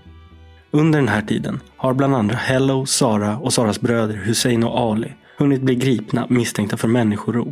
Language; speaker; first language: Swedish; native; Swedish